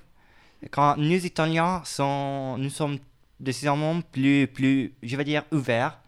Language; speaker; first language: French; non-native, fluent; Italian